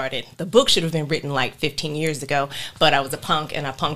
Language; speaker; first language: English; native; English